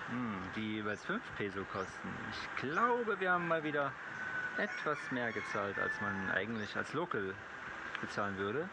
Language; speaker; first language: German; native; German